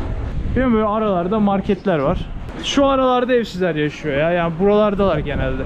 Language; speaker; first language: Turkish; native; Turkish